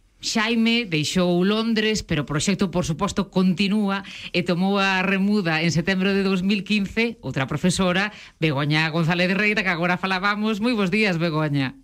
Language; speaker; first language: Galician; native; Galician